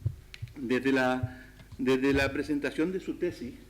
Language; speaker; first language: Spanish; native; Spanish